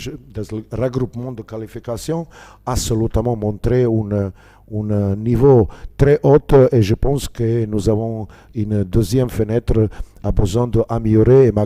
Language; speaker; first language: French; non-native, learner; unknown